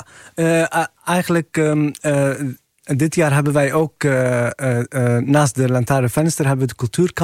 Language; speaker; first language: Dutch; non-native, fluent; Arabic